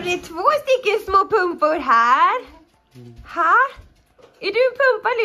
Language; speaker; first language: Swedish; native; Swedish